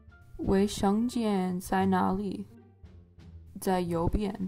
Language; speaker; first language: Chinese; non-native, learner; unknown